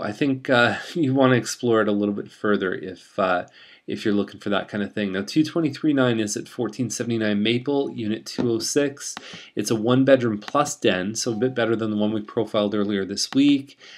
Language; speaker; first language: English; native; English